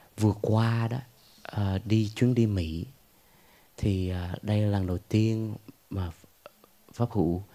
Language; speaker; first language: Vietnamese; early bilingual, heritage; Vietnamese